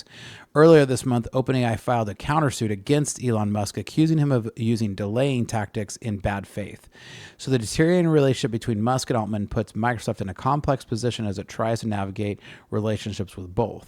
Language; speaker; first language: English; native; English